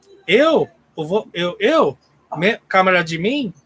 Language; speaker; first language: Portuguese; non-native, learner; English